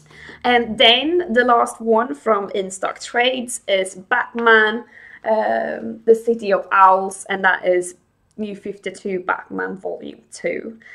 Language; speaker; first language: English; non-native, fluent; Swedish